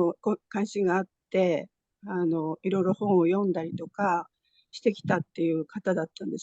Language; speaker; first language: Japanese; native; Japanese